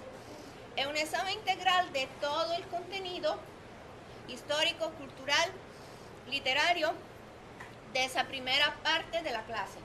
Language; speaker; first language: Spanish; non-native, fluent; Italian